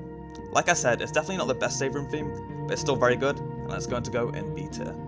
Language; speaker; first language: English; native; English